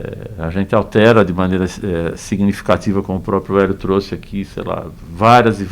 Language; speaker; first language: Portuguese; native; Portuguese